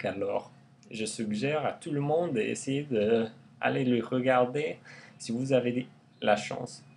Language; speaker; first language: French; non-native, learner; English